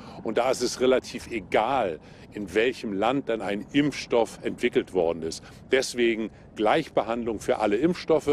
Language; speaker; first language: German; native; German